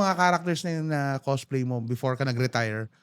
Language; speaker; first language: Filipino; native; Filipino